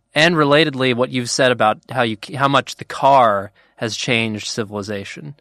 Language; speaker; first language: English; native; English